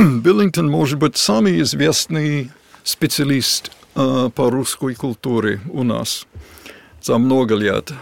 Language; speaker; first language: Russian; non-native, fluent; English